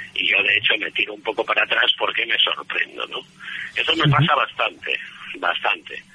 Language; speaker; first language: Spanish; native; Spanish